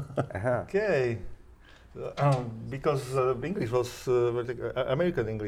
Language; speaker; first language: English; non-native, learner; Slovak